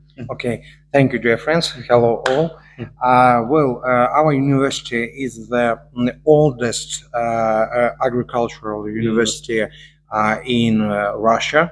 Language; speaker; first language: English; non-native, learner; Russian